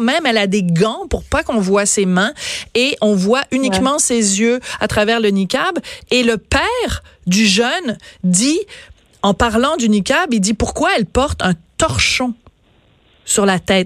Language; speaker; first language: French; native; French